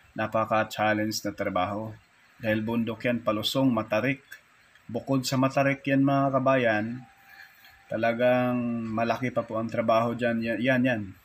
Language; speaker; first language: Filipino; native; Filipino